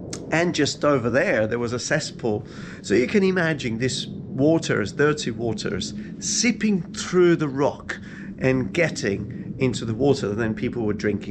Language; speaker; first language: English; non-native, fluent; Italian